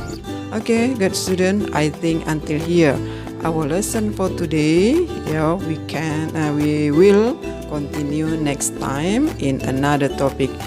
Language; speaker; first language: English; non-native, fluent; Indonesian